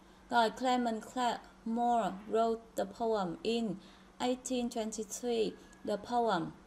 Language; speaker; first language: English; non-native, fluent; Vietnamese